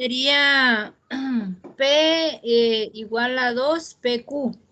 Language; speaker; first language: Spanish; native; Spanish